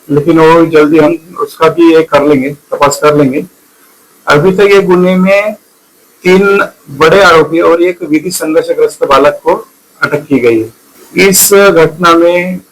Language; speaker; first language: Hindi; non-native, local second language; Marathi